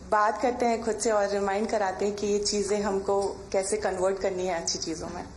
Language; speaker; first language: Hindi; native; Hindi